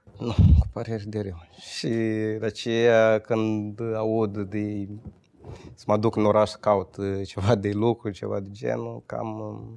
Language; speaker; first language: Romanian; non-native, fluent; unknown